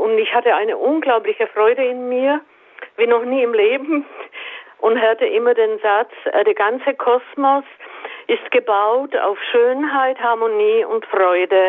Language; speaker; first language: German; native; German